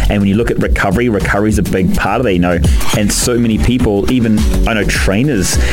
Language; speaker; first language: English; native; English